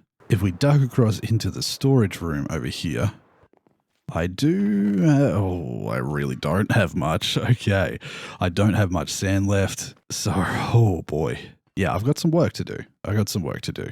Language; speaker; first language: English; native; English